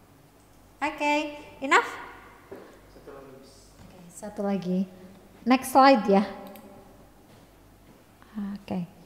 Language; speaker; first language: English; non-native, learner; Indonesian